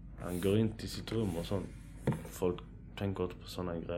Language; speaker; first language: Swedish; early bilingual, other home language; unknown